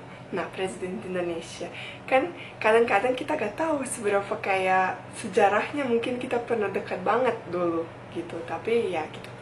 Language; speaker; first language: Indonesian; non-native, fluent; Bosnian